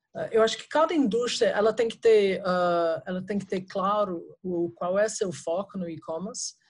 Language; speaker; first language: Portuguese; non-native, fluent; English